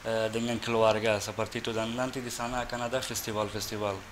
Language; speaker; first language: Indonesian; non-native, fluent; Persian